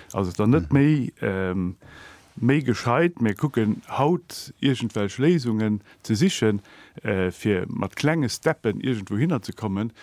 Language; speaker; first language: Luxembourgish; native; Luxembourgish